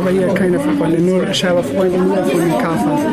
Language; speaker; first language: German; non-native, learner; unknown